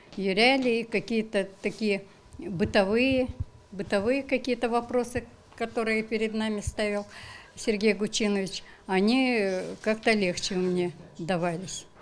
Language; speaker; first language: Russian; native; Russian